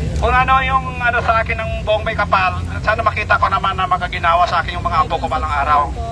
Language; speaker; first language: Filipino; non-native, local second language; Cebuano